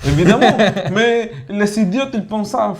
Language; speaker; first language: French; non-native, fluent; Spanish